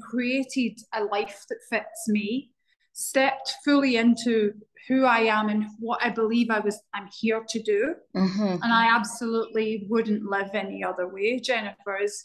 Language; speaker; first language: English; native; English